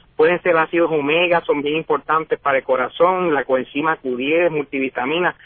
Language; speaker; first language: Spanish; native; Spanish